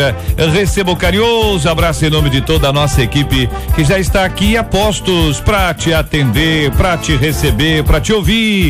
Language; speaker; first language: Portuguese; native; Portuguese